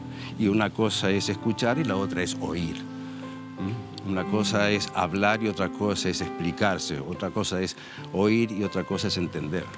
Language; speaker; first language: Spanish; native; Spanish